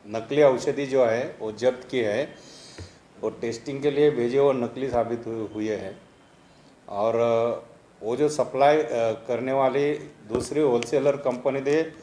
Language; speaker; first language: Hindi; non-native, local second language; Marathi